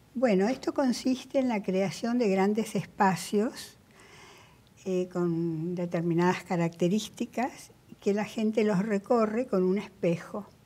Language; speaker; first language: Spanish; native; Spanish